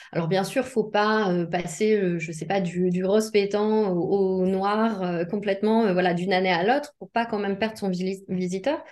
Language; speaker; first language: French; native; French